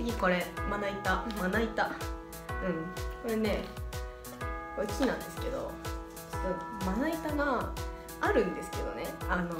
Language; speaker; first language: Japanese; native; Japanese